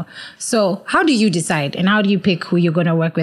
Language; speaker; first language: English; non-native, local second language; Swahili